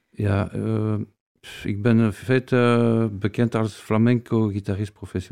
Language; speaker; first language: Dutch; non-native, fluent; Spanish